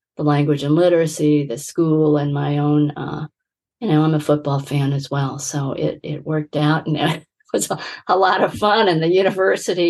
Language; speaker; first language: English; native; English